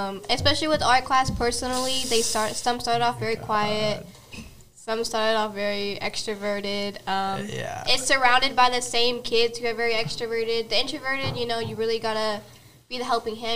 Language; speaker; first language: English; native; English